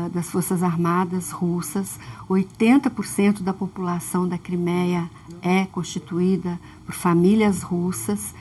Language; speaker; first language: Portuguese; early bilingual, other home language; Russian